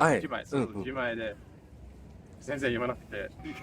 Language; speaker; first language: Japanese; non-native, learner; English